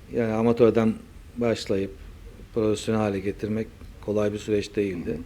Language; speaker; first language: Turkish; native; Turkish